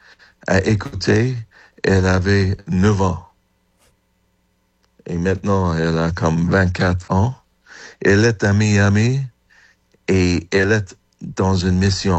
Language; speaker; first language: French; non-native, learner; English